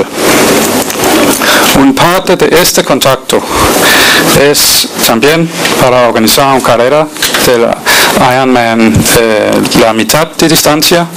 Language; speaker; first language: Spanish; non-native, learner; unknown